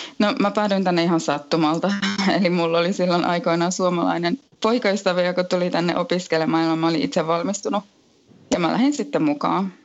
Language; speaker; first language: Finnish; native; Finnish